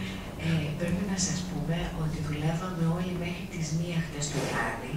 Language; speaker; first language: Greek; native; Greek